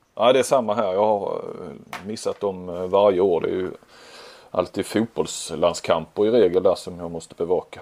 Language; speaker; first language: Swedish; native; Swedish